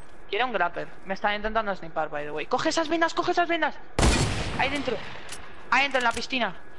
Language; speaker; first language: Spanish; native; Spanish